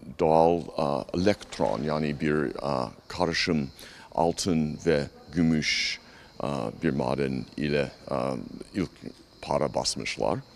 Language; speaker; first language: Turkish; non-native, fluent; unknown